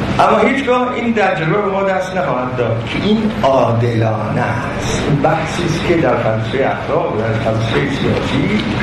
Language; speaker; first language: Persian; non-native, local second language; Azerbaijani